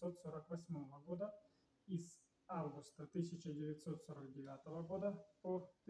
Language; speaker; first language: Russian; native; Russian